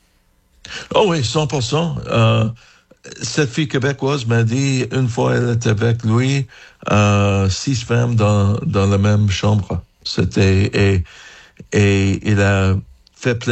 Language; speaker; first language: French; non-native, learner; English